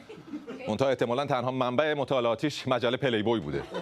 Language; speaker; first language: Persian; native; Persian